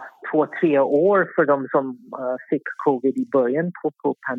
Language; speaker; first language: Swedish; non-native, fluent; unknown